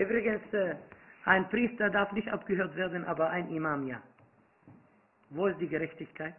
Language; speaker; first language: German; non-native, fluent; Arabic